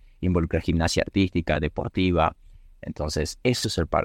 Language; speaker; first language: Spanish; native; Spanish